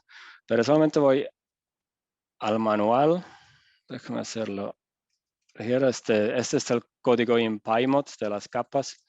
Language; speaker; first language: Spanish; non-native, fluent; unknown